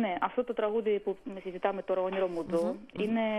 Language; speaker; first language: Greek; non-native, fluent; Armenian